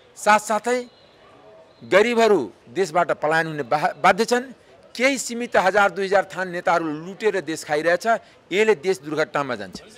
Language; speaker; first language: Nepali; non-native, local second language; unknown